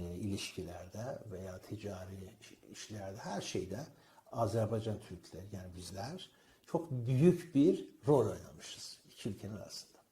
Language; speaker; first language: Turkish; non-native, fluent; Azerbaijani